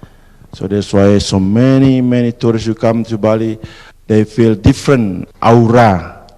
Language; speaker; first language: English; non-native, fluent; Indonesian